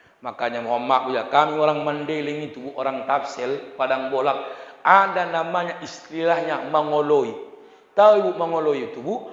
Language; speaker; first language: Malay; non-native, local second language; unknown